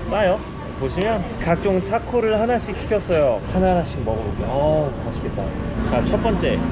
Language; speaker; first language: Korean; native; Korean